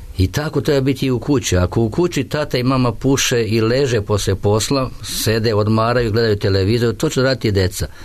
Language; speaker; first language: Serbian; native; Serbian